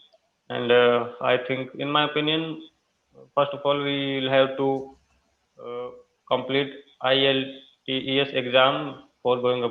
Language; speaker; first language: English; non-native, learner; Hindi